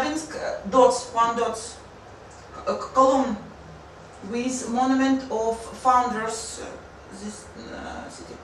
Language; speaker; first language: English; non-native, learner; Russian